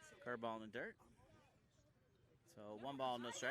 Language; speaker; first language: English; native; English